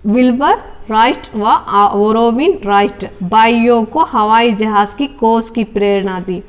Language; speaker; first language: Hindi; non-native, local second language; Telugu